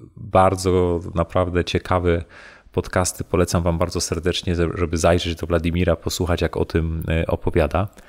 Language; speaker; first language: Polish; native; Polish